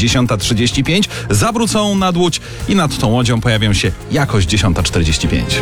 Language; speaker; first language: Polish; native; Polish